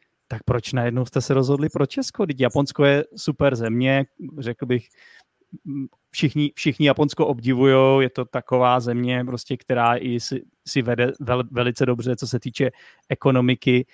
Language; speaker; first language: Czech; native; Czech